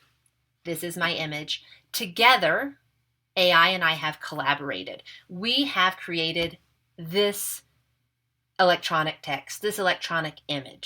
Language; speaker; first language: English; native; English